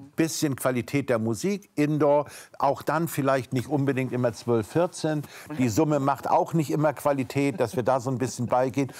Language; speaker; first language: German; native; German